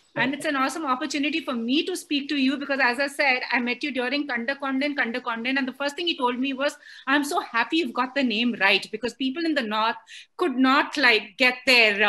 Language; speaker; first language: English; non-native, local second language; Hindi